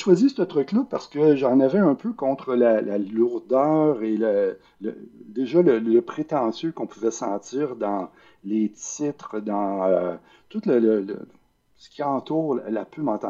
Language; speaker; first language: French; native; French